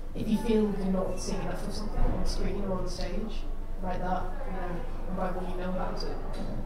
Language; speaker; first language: English; native; English